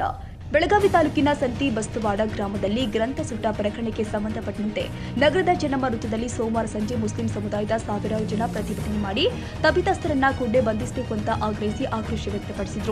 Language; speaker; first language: Kannada; native; Kannada